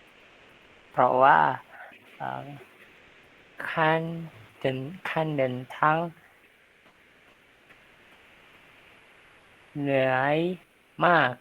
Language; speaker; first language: Thai; non-native, learner; Indonesian